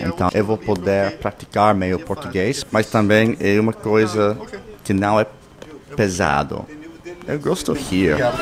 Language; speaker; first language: Portuguese; non-native, learner; English